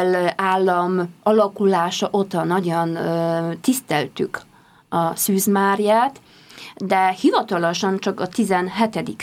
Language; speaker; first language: Hungarian; non-native, fluent; Polish